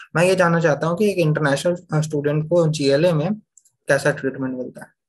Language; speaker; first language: Hindi; native; Hindi